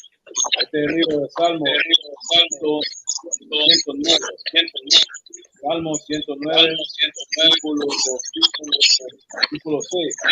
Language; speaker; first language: Spanish; non-native, learner; English